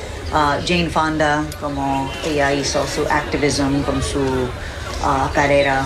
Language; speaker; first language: Spanish; early bilingual, heritage; English